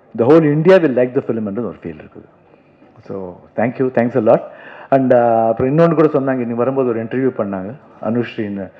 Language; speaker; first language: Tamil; non-native, local second language; Kannada